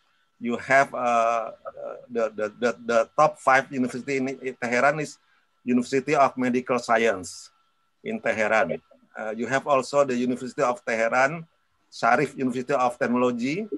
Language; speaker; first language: English; non-native, learner; Indonesian